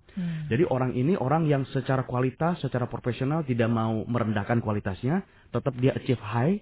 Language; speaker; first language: Indonesian; native; Indonesian